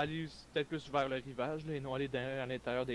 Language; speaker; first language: French; native; French